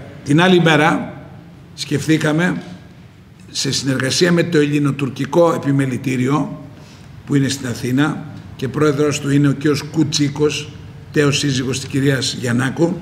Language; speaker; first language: Greek; native; Greek